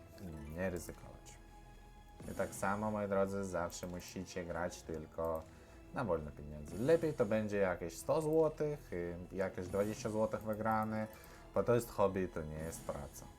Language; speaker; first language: Polish; non-native, learner; Russian